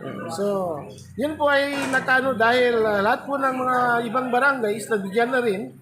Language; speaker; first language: Filipino; non-native, local second language; Maguindanaon